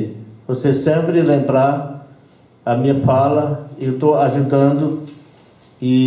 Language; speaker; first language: Portuguese; non-native, local second language; Yanomámi